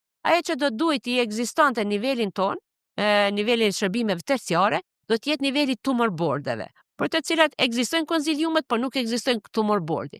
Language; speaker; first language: Albanian; native; Albanian